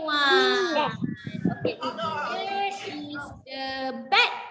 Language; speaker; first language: English; non-native, local second language; Malay